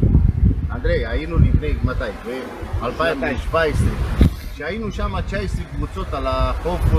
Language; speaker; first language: Hebrew; non-native, learner; Romanian